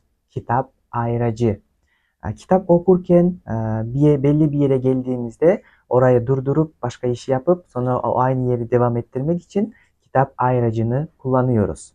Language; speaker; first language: Turkish; non-native, fluent; Kyrgyz